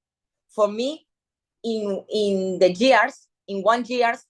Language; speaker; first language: English; non-native, learner; Spanish